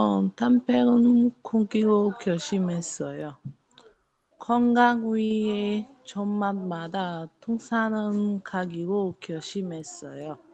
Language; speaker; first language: Korean; non-native, learner; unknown